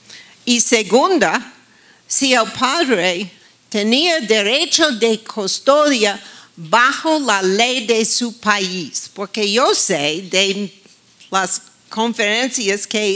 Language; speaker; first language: Spanish; non-native, fluent; English